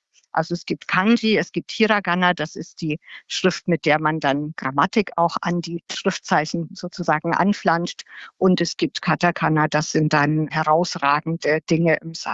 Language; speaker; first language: German; native; German